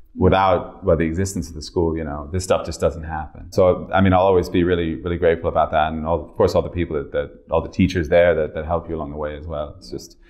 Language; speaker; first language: English; native; English